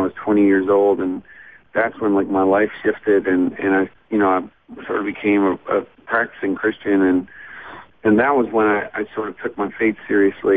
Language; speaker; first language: English; native; English